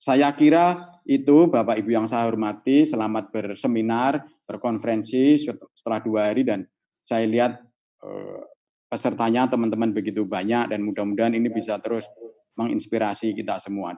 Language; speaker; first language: Indonesian; native; Indonesian